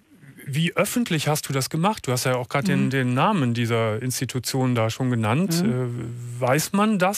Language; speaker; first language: German; native; German